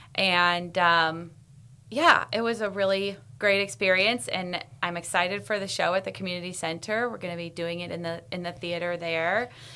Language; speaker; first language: English; native; English